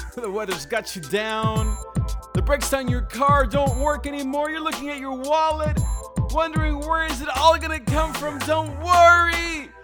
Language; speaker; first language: English; early bilingual, other home language; Spanish